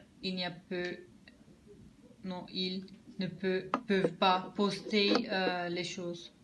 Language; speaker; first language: French; non-native, learner; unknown